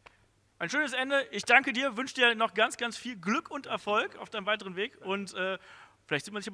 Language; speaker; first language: German; native; German